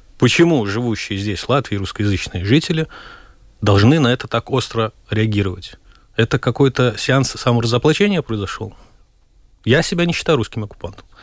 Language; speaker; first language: Russian; native; Russian